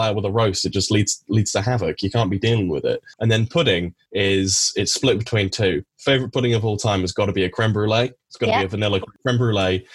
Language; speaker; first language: English; native; English